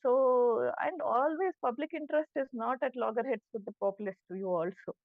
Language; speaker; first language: English; non-native, local second language; Kannada